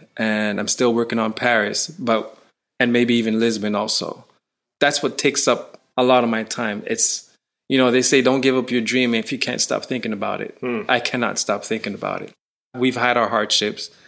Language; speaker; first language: English; native; English